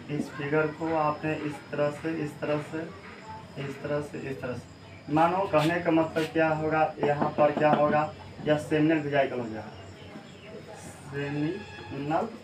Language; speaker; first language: Hindi; native; Hindi